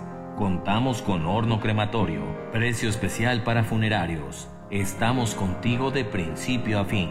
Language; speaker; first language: Spanish; native; Spanish